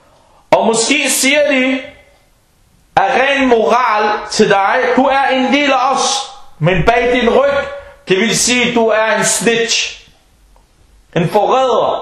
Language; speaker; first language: Danish; non-native, local second language; Arabic